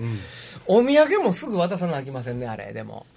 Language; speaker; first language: Japanese; native; Japanese